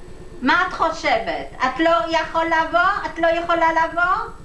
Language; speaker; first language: Hebrew; non-native, learner; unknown